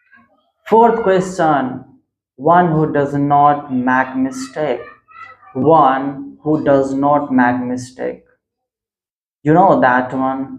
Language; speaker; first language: English; non-native, local second language; Hindi